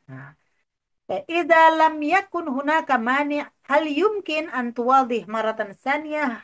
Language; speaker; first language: Arabic; non-native, fluent; Indonesian